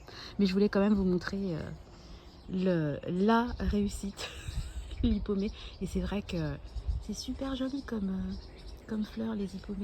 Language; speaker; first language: French; native; French